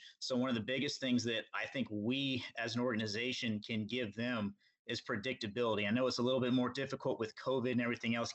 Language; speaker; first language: English; native; English